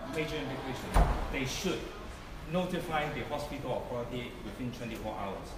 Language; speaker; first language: English; non-native, local second language; Cantonese